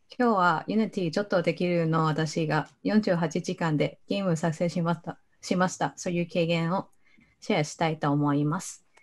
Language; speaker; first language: Japanese; non-native, fluent; Cantonese